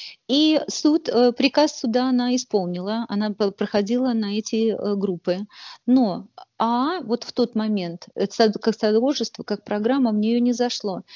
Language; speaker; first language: Russian; native; Russian